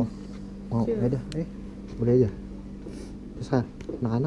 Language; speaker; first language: Korean; non-native, learner; Indonesian